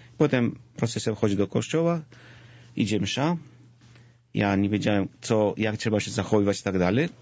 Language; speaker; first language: Polish; non-native, fluent; Georgian